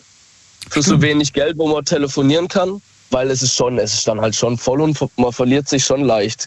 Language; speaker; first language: German; native; German